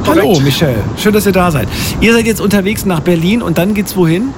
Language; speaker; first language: German; native; German